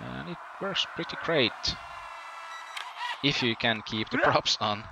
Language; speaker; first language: English; non-native, fluent; Finnish